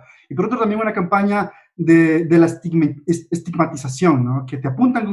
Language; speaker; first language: Spanish; native; Spanish